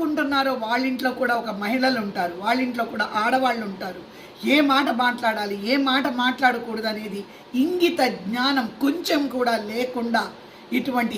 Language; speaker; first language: Telugu; native; Telugu